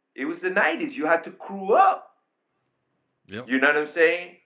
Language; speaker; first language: English; non-native, fluent; Spanish